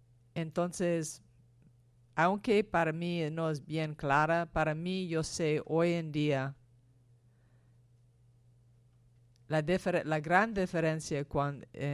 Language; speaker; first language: Spanish; non-native, fluent; English